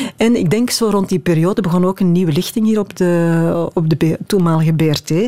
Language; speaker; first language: Dutch; native; Dutch